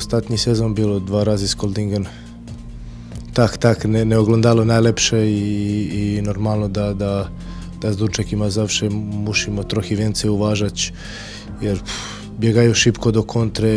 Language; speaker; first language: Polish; non-native, learner; Croatian